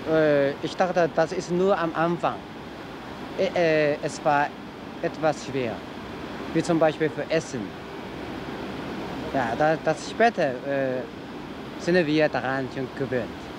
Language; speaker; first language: German; non-native, learner; Chinese